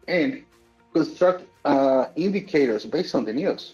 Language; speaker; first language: English; native; English